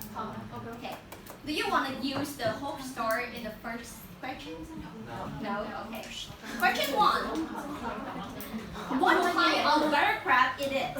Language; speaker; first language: English; non-native, learner; Vietnamese